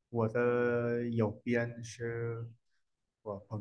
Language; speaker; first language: Chinese; non-native, learner; Vietnamese